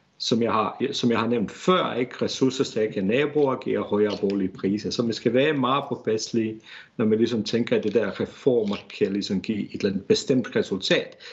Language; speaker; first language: Danish; non-native, fluent; Bosnian